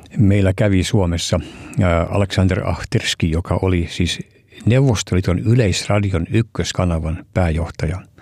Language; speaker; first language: Finnish; early bilingual, heritage; Finnish